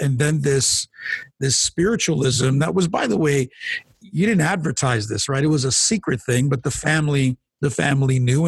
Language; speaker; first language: English; native; English